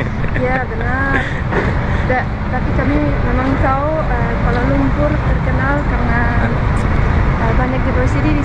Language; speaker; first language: Indonesian; non-native, learner; English